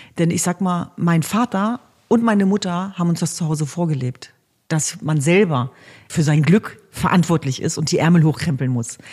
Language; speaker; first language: German; early bilingual, other home language; Kurdish